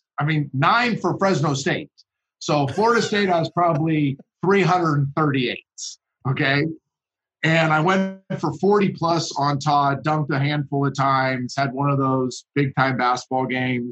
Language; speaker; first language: English; native; English